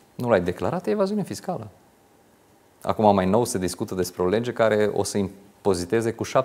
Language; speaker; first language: Romanian; non-native, local second language; Hungarian